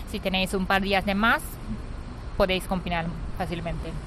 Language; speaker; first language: Spanish; non-native, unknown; Japanese